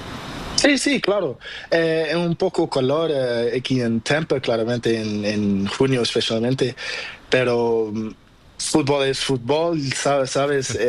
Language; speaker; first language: Spanish; non-native, learner; Portuguese